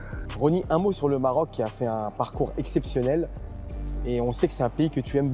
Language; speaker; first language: French; native; French